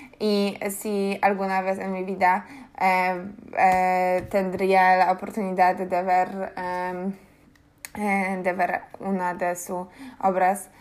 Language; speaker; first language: Spanish; non-native, learner; Polish